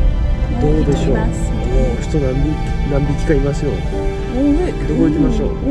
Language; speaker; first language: Japanese; native; Japanese